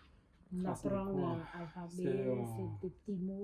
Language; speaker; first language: French; non-native, fluent; Khmer